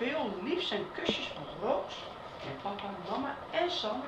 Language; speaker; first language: Dutch; native; Dutch